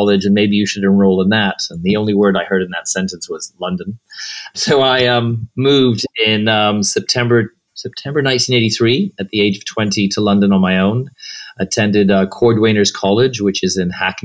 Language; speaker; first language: English; native; English